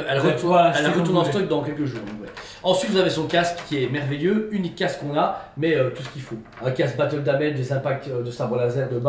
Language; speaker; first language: French; native; French